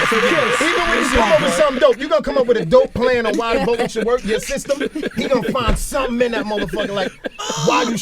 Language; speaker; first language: English; native; English